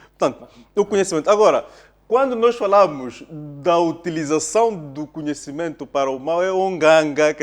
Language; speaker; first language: Portuguese; non-native, local second language; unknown